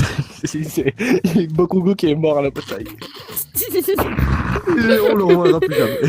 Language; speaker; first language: French; native; French